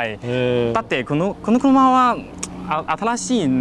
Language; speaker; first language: Japanese; non-native, learner; Chinese